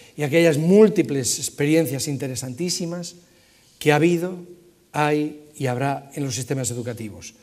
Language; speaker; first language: Spanish; native; Spanish